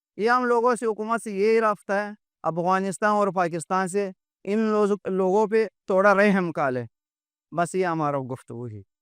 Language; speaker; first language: Urdu; non-native, fluent; Pashto